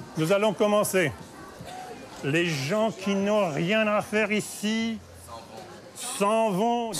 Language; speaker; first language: French; early bilingual, other home language; Spanish